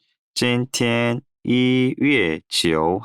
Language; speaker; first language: Chinese; non-native, learner; Korean